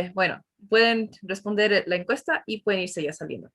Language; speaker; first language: Spanish; early bilingual, heritage; Spanish